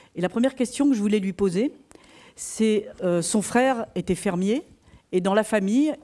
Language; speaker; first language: French; native; French